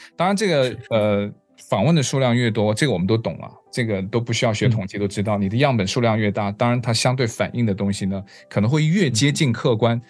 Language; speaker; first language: Chinese; native; Chinese